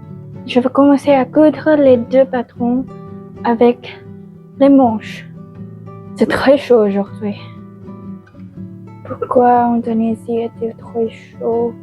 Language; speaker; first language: French; non-native, learner; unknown